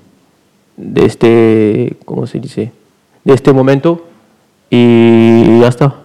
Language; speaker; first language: Spanish; non-native, learner; French